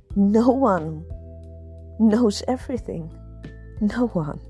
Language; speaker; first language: English; non-native, learner; Dutch